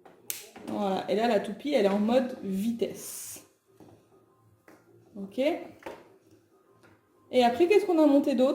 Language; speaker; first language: French; native; French